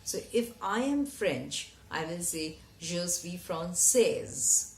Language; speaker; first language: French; non-native, fluent; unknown